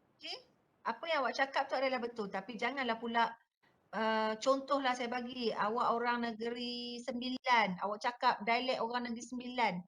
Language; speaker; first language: Malay; native; Malay